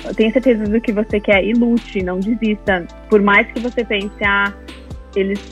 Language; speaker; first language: Portuguese; native; Portuguese